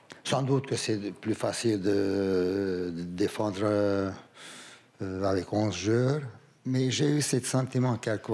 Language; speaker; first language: French; non-native, fluent; Romanian